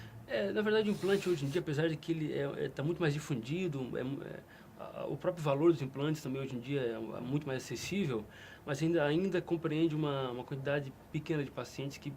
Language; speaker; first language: Portuguese; native; Portuguese